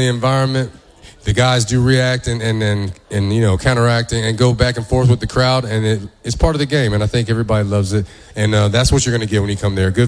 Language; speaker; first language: English; early bilingual, other home language; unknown